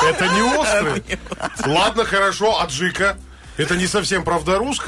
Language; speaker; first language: Russian; native; Russian